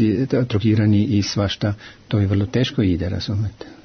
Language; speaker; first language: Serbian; non-native, fluent; German